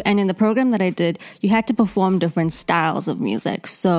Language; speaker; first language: English; native; English